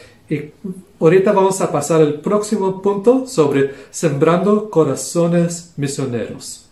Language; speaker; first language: Spanish; non-native, local second language; English